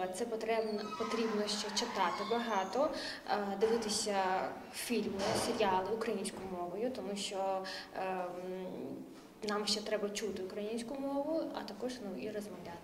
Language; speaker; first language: Ukrainian; non-native, fluent; Azerbaijani